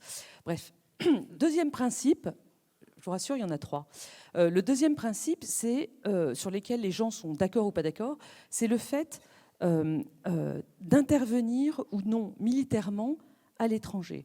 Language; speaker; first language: French; native; French